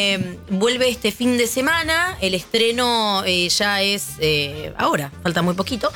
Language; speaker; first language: Spanish; native; Spanish